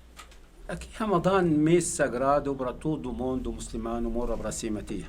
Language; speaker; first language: Portuguese; non-native, learner; Arabic